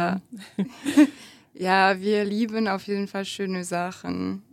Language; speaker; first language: German; non-native, fluent; French